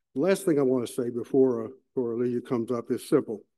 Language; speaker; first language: English; native; English